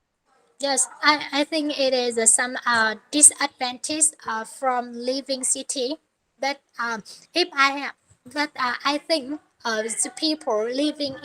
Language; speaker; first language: English; non-native, learner; Vietnamese